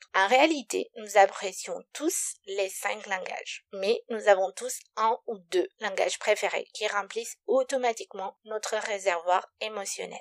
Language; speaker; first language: French; non-native, fluent; Romanian